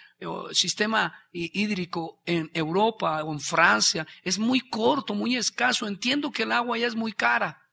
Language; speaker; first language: Spanish; native; Spanish